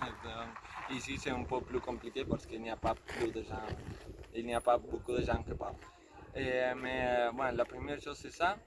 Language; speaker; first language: French; non-native, learner; Spanish